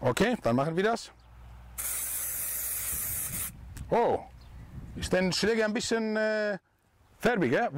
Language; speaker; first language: German; non-native, fluent; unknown